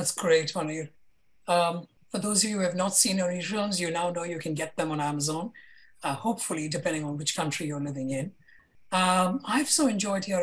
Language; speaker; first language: English; non-native, local second language; Malayalam